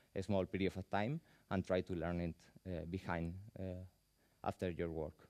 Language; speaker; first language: English; non-native, fluent; Spanish